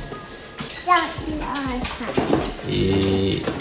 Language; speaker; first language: Chinese; early bilingual, heritage; Chinese